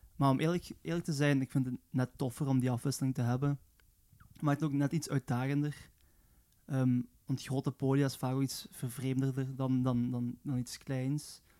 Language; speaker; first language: Dutch; native; Dutch